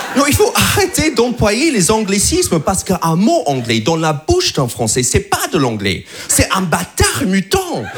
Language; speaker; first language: French; non-native, fluent; English